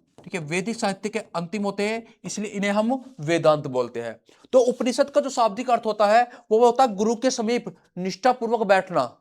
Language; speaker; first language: Hindi; native; Hindi